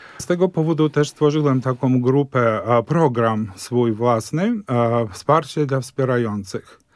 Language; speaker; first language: Polish; early bilingual, heritage; Polish